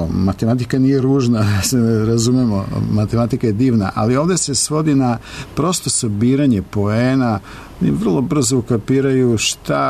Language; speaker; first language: Serbian; native; Serbian